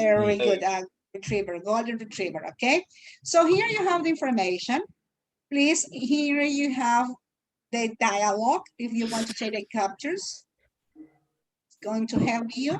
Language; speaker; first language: English; non-native, fluent; Spanish